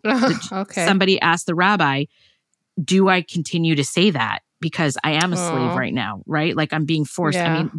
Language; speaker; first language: English; native; English